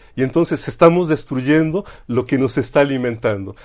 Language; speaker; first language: Spanish; native; Spanish